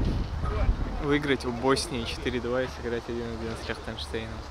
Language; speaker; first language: Russian; native; Russian